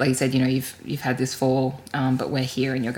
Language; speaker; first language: English; native; English